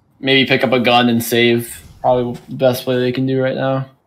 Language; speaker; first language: English; native; English